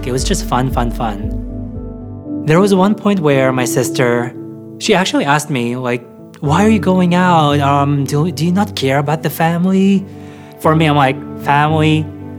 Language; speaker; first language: English; non-native, local second language; Filipino